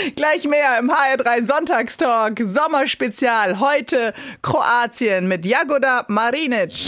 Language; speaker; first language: German; native; German